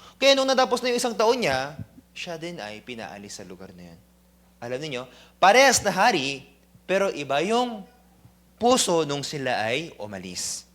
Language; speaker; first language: Filipino; non-native, fluent; Korean